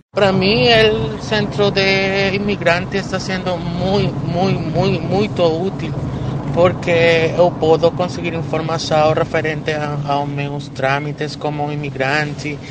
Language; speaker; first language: Portuguese; non-native, fluent; Spanish